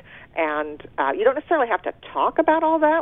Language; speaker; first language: English; early bilingual, other home language; German